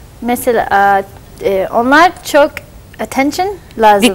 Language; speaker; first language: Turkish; non-native, learner; English